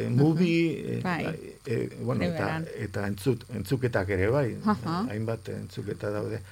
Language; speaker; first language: Basque; non-native, local second language; Spanish